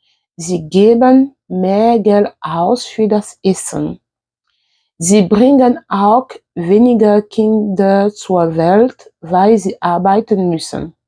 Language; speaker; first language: German; non-native, fluent; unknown